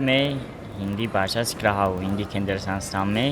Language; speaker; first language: Hindi; non-native, learner; Tajik